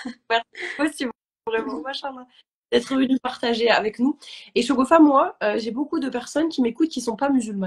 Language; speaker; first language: French; native; French